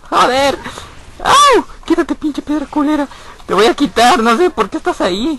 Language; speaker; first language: Spanish; native; Spanish